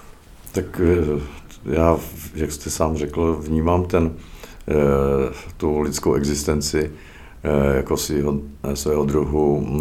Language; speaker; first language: Czech; native; Czech